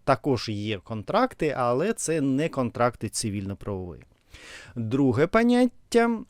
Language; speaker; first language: Ukrainian; non-native, learner; Russian